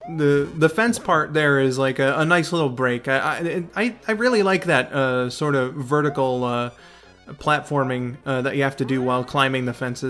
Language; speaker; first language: English; native; English